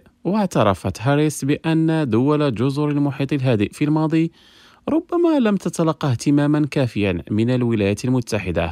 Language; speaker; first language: Arabic; non-native, fluent; Indonesian